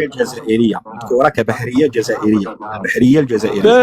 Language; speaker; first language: Arabic; native; Arabic